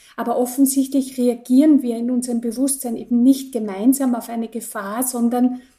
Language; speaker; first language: German; native; German